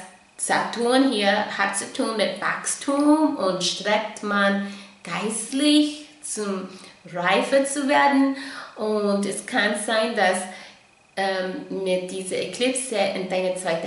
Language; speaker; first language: German; non-native, fluent; English